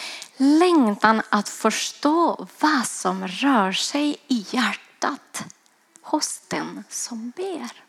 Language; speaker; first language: Swedish; non-native, fluent; Spanish